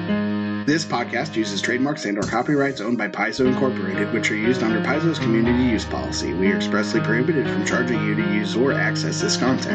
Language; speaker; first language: English; native; English